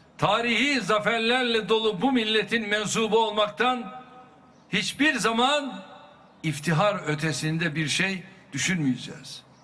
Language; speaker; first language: Turkish; native; Turkish